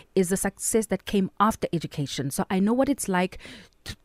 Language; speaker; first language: English; non-native, local second language; Southern Sotho